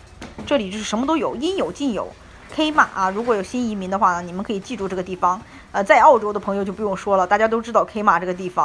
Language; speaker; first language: Chinese; native; Chinese